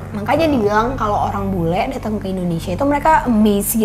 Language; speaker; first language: Indonesian; native; Indonesian